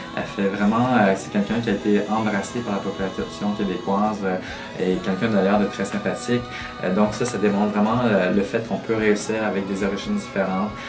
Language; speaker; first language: French; early bilingual, other home language; Vietnamese